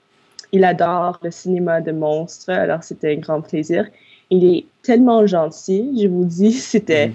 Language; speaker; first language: French; non-native, local second language; English